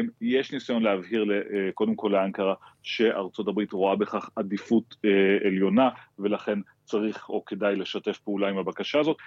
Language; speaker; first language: Hebrew; native; Hebrew